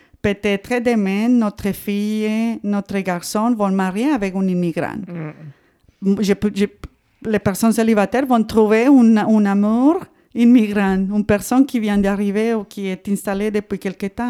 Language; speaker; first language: French; non-native, fluent; Spanish